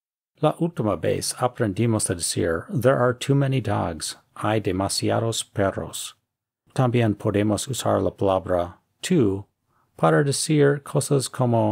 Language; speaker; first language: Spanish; non-native, fluent; English